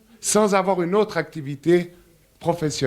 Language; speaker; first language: French; native; French